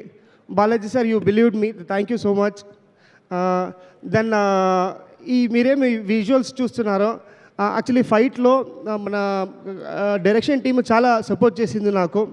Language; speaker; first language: Telugu; non-native, learner; Kannada